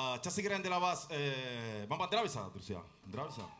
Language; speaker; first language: Russian; non-native, learner; Spanish